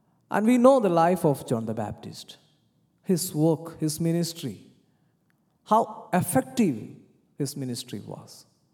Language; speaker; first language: English; non-native, local second language; Malayalam